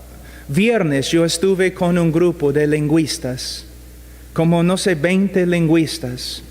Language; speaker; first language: Spanish; non-native, fluent; English